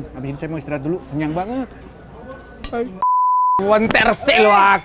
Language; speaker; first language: Indonesian; native; Indonesian